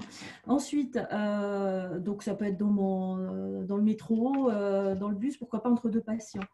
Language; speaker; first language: French; native; French